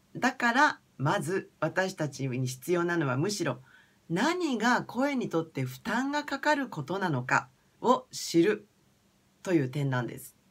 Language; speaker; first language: Japanese; native; Japanese